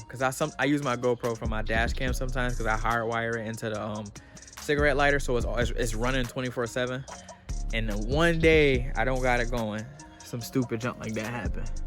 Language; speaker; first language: English; native; English